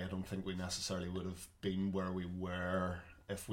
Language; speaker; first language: English; native; English